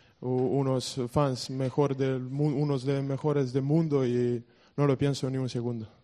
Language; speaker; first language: Spanish; non-native, learner; Serbian